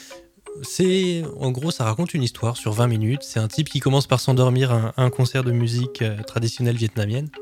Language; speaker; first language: French; native; French